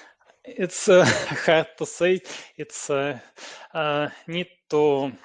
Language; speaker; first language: English; non-native, learner; Russian